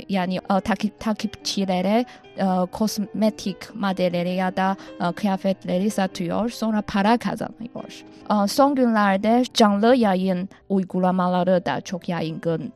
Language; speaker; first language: Turkish; non-native, fluent; Chinese